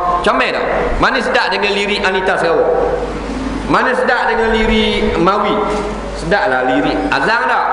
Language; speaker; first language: Malay; native; Malay